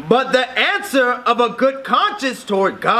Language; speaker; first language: English; native; English